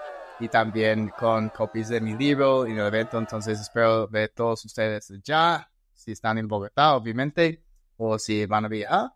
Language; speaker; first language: Spanish; non-native, fluent; English